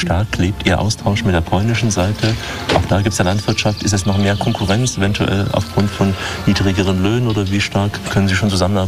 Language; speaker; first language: German; native; German